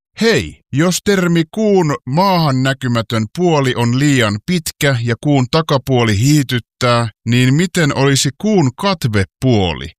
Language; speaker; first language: Finnish; native; Finnish